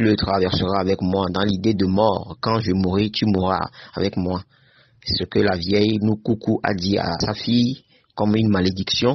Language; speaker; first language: French; non-native, local second language; Ewe